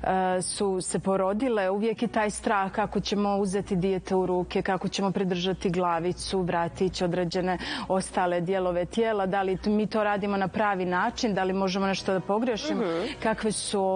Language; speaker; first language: Serbian; native; Serbian